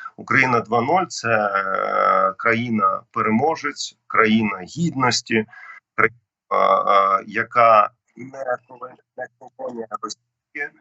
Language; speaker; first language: Ukrainian; non-native, local second language; Russian